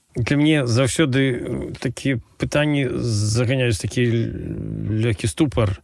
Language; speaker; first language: Belarusian; native; Belarusian